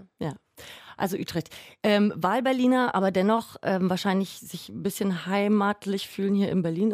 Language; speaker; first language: German; native; German